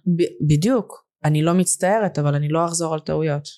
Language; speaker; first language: Hebrew; early bilingual, other home language; Russian